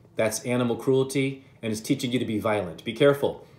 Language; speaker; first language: English; native; English